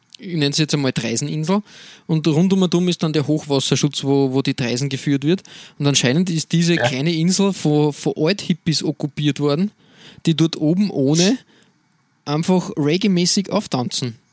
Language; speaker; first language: German; native; German